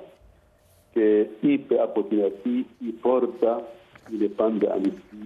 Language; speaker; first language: Greek; non-native, fluent; Arabic